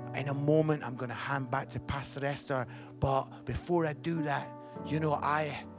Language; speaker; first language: English; native; English